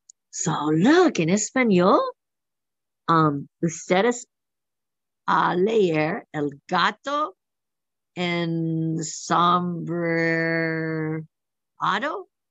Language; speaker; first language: Spanish; non-native, learner; English